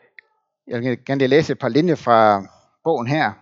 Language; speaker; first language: Danish; native; Danish